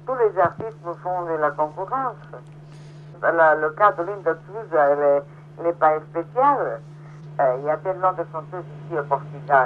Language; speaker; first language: French; non-native, fluent; Portuguese